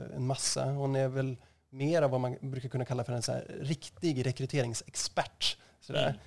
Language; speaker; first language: Swedish; native; Swedish